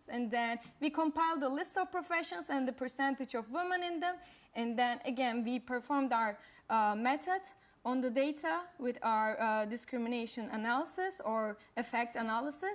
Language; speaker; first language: English; non-native, fluent; Turkish